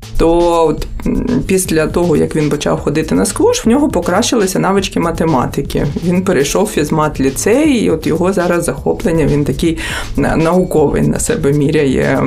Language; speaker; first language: Ukrainian; native; Ukrainian